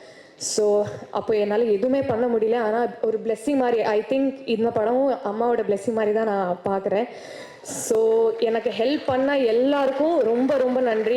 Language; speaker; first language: Tamil; non-native, learner; Telugu